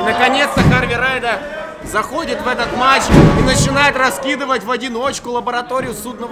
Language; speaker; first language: Russian; native; Russian